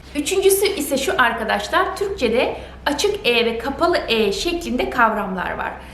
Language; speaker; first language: Turkish; native; Turkish